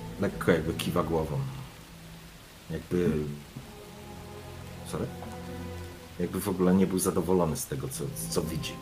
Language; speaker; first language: Polish; native; Polish